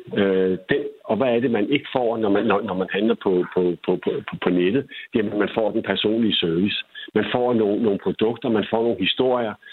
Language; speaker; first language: Danish; native; Danish